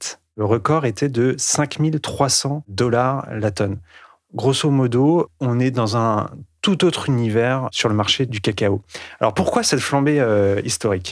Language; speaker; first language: French; native; French